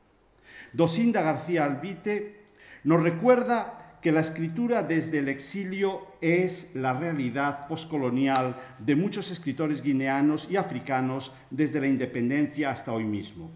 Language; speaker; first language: Spanish; native; Spanish